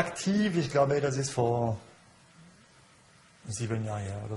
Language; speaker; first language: German; non-native, fluent; French